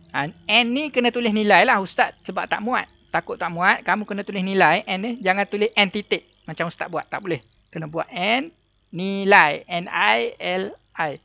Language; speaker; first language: Malay; native; Malay